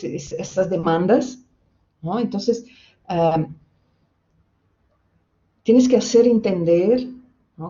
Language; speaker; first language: Spanish; non-native, fluent; Portuguese